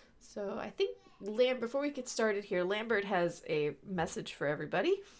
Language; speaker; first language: English; native; English